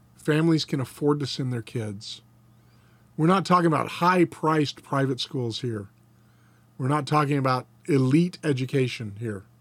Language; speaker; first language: English; native; English